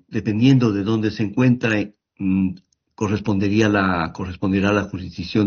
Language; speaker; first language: Spanish; native; Spanish